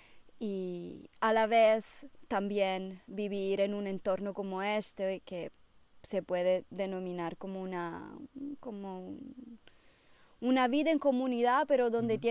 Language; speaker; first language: Spanish; non-native, fluent; Italian